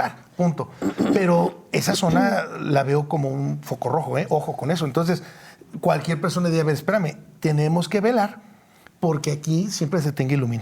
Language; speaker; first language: Spanish; native; Spanish